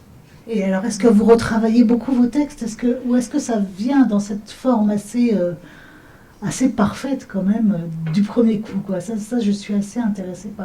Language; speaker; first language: French; native; French